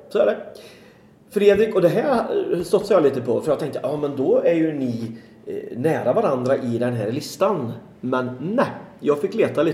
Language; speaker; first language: Swedish; native; Swedish